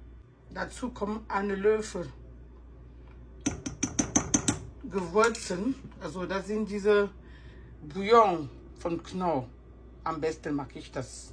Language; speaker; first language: German; non-native, fluent; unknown